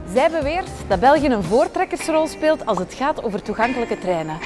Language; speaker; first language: Dutch; native; Dutch